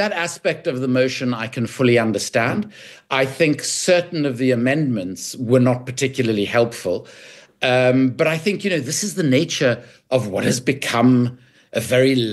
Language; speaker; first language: English; native; English